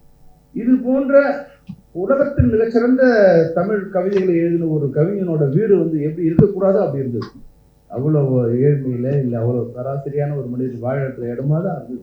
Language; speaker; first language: Tamil; native; Tamil